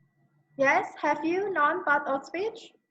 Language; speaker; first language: English; non-native, fluent; Indonesian